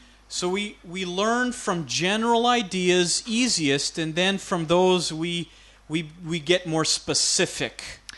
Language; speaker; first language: English; native; English